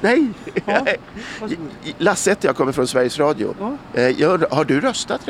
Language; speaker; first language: Swedish; native; Swedish